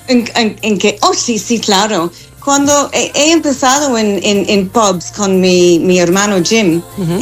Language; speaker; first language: Spanish; non-native, fluent; English